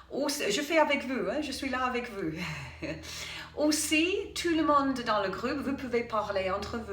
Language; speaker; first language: French; non-native, fluent; English